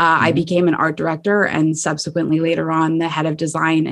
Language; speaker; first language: English; native; English